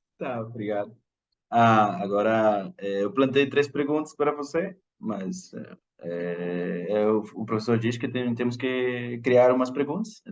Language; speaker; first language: Portuguese; non-native, fluent; Spanish